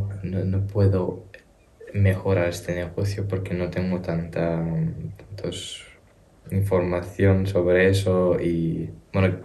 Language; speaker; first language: Spanish; early bilingual, other home language; Ukrainian